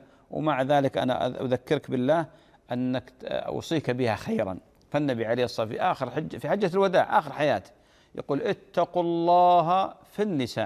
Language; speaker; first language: Arabic; native; Arabic